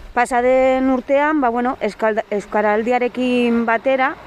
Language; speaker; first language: Basque; non-native, local second language; Spanish